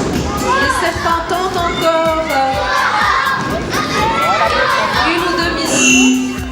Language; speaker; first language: French; native; French